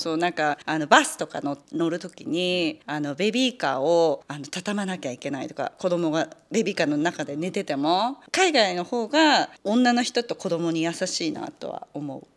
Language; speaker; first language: Japanese; early bilingual, heritage; Japanese